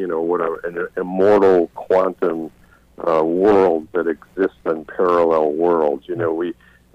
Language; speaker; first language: English; native; English